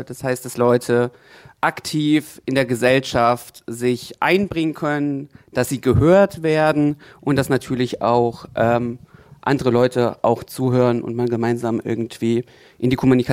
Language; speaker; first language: German; native; German